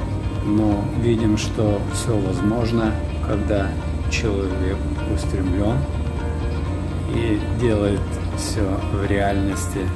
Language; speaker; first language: Russian; native; Russian